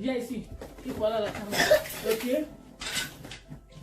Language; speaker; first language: French; non-native, learner; Igbo